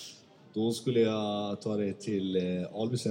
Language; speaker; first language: Swedish; early bilingual, other home language; Turkish